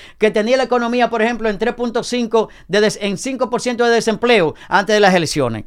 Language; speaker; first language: Spanish; native; Spanish